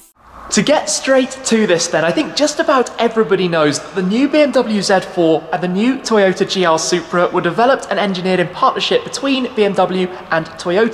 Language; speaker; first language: English; native; English